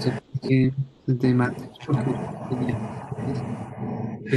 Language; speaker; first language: Spanish; non-native, fluent; French